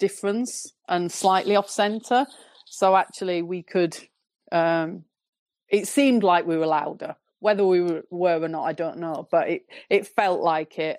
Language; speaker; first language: English; native; English